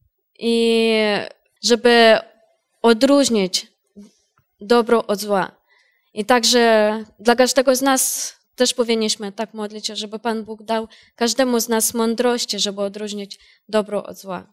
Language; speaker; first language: Polish; non-native, learner; Ukrainian